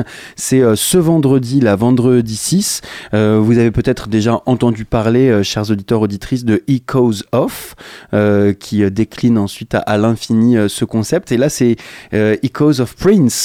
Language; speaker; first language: French; native; French